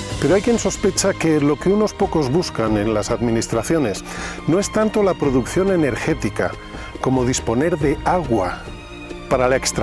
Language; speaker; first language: Spanish; native; Spanish